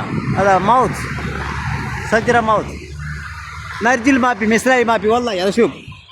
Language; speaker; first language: Arabic; non-native, learner; Malayalam